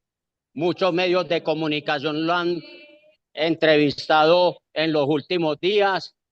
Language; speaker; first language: Spanish; native; Spanish